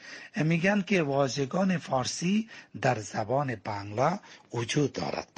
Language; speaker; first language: Persian; non-native, fluent; Bangla